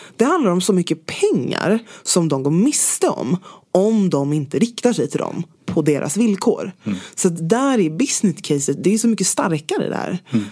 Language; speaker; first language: Swedish; native; Swedish